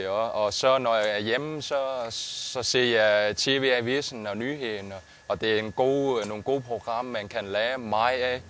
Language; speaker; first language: Danish; non-native, learner; Vietnamese